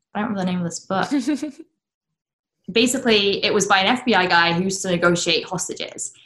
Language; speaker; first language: English; native; English